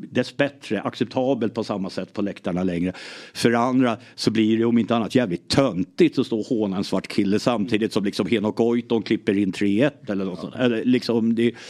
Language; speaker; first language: Swedish; early bilingual, other home language; English